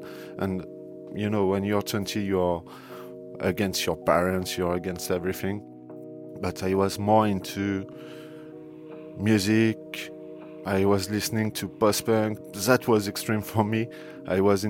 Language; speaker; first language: English; non-native, fluent; French